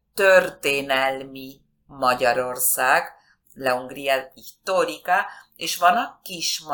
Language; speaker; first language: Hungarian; non-native, learner; Spanish